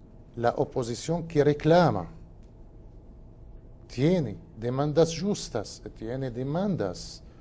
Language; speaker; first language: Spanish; non-native, fluent; Arabic